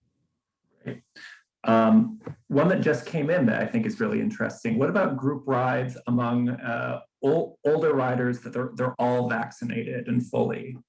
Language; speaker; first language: English; native; English